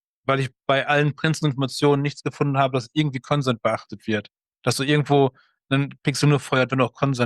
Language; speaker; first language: German; native; German